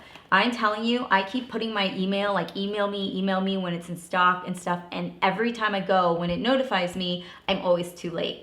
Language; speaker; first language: English; native; English